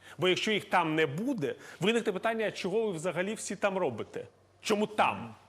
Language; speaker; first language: Ukrainian; native; Ukrainian